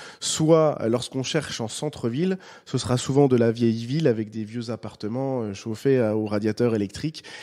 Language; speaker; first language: French; native; French